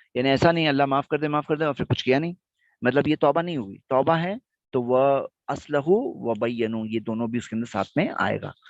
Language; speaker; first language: Urdu; non-native, local second language; Gujarati